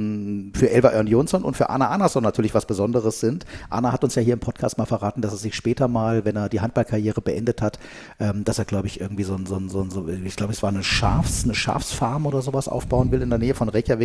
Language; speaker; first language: German; native; German